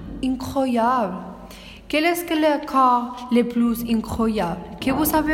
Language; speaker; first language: French; non-native, learner; Spanish